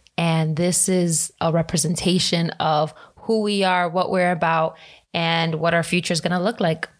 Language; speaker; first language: English; native; English